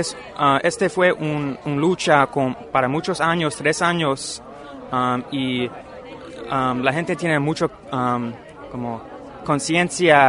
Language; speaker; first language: Spanish; non-native, learner; English